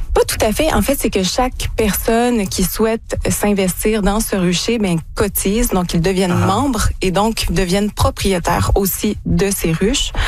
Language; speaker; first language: French; native; French